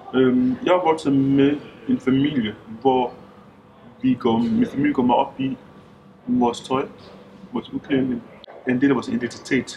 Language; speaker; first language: Danish; early bilingual, other home language; Lingala